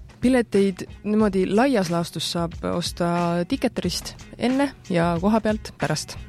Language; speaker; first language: Estonian; native; Estonian